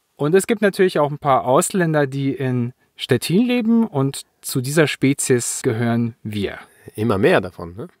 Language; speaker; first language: German; native; German